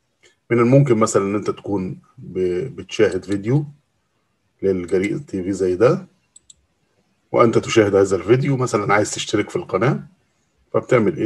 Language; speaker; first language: Arabic; native; Arabic